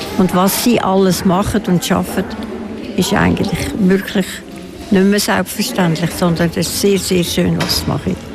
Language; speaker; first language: German; native; German